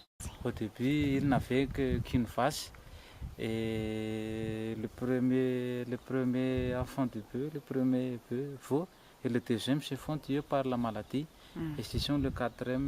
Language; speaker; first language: French; non-native, local second language; Malagasy